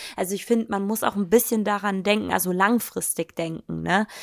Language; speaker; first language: German; native; German